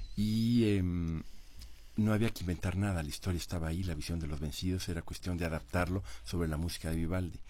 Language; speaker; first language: Spanish; native; Spanish